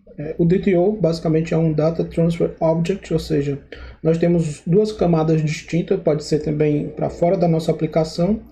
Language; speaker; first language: Portuguese; native; Portuguese